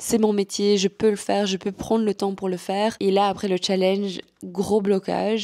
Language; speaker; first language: French; native; French